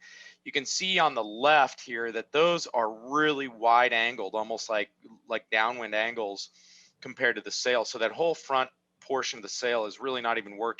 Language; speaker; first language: English; native; English